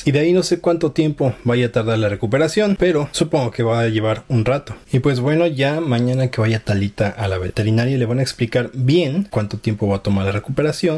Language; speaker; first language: Spanish; native; Spanish